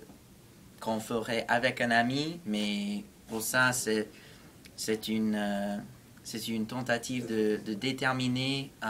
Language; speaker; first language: French; non-native, fluent; English